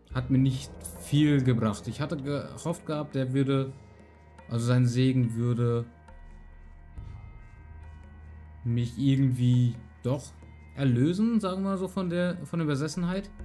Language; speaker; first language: German; native; German